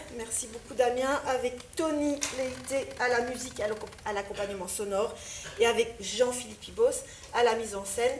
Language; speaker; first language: French; native; French